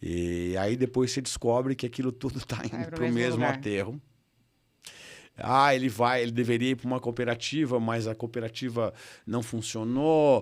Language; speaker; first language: Portuguese; native; Portuguese